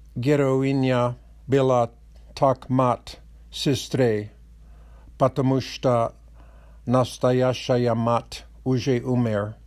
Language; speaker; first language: Russian; non-native, learner; English